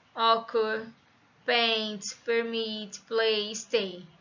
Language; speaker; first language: English; non-native, fluent; Portuguese